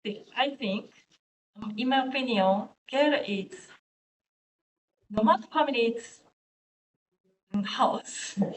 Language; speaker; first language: English; non-native, learner; Japanese